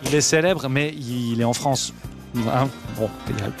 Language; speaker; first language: French; native; French